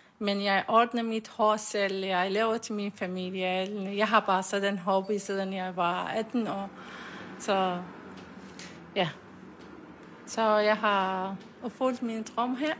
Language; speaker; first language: Danish; non-native, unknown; Arabic